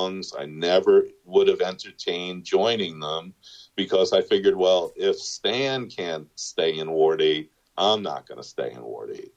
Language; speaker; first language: English; native; English